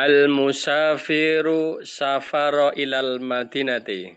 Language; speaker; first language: Arabic; non-native, learner; Indonesian